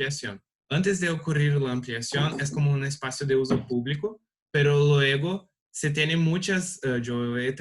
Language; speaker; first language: Spanish; non-native, learner; Portuguese